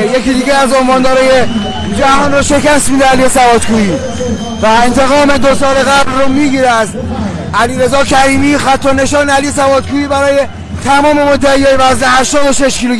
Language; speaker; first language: Persian; native; Persian